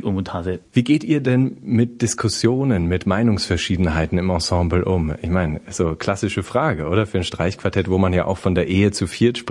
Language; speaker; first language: German; native; German